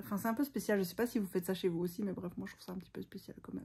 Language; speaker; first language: French; native; French